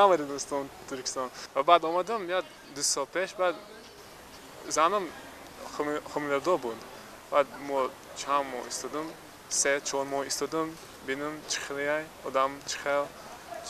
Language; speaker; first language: Persian; non-native, learner; English